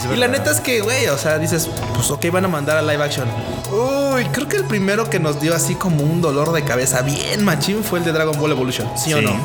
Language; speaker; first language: Spanish; native; Spanish